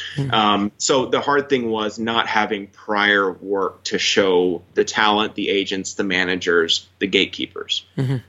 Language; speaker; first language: English; native; English